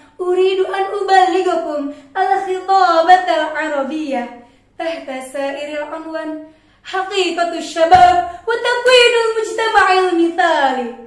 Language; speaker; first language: Arabic; non-native, learner; Indonesian